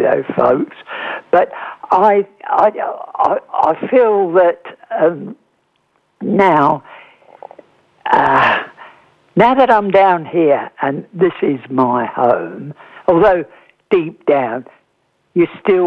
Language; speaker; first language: English; native; English